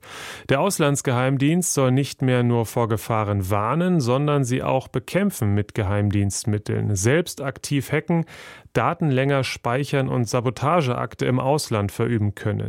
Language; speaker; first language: German; native; German